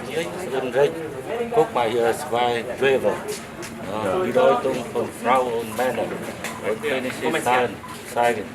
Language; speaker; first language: German; non-native, learner; Vietnamese